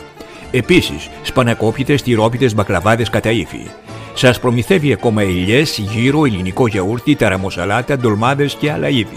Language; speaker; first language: Greek; native; Greek